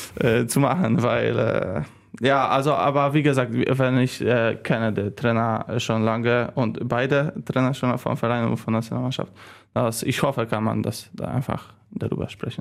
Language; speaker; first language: German; non-native, learner; Polish